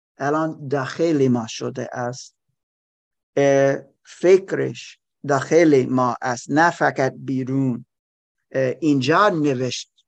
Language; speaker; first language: Persian; non-native, learner; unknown